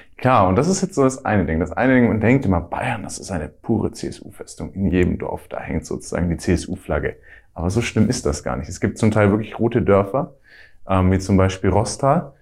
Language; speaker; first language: German; native; German